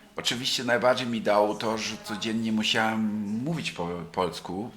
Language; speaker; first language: Polish; non-native, fluent; German